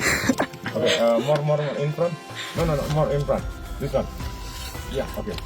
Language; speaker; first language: English; non-native, learner; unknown